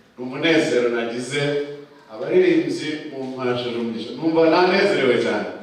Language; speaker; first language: Kinyarwanda; early bilingual, heritage; Kinyarwanda